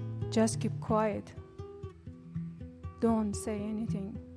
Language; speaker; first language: English; non-native, fluent; Persian